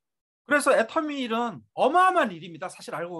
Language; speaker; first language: Korean; native; Korean